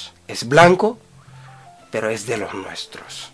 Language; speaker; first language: Spanish; non-native, fluent; Wolof